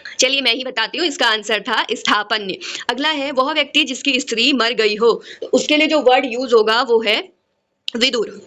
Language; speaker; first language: Hindi; native; Hindi